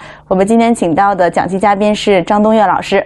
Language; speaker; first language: Chinese; native; Chinese